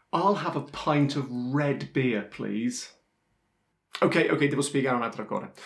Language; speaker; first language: Italian; non-native, fluent; English